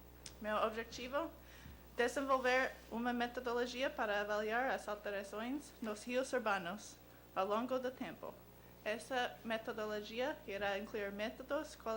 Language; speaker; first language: Portuguese; non-native, learner; English